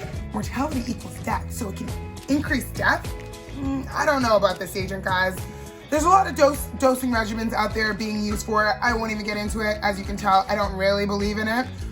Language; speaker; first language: English; native; English